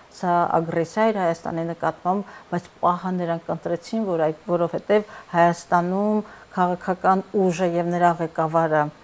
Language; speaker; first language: Armenian; native; Armenian